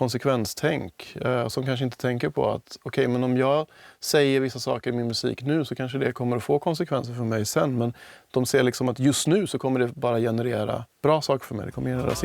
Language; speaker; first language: Swedish; native; Swedish